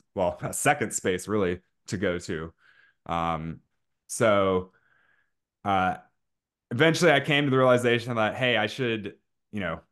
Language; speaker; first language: English; native; English